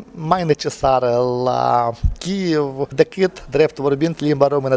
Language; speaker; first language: Romanian; non-native, fluent; Ukrainian